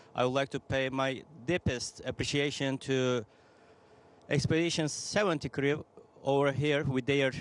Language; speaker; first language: English; non-native, fluent; Turkish